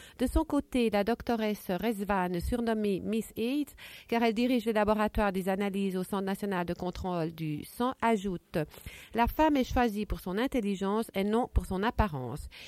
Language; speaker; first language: French; native; French